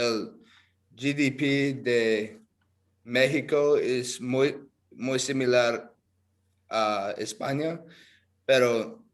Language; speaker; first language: Spanish; non-native, learner; English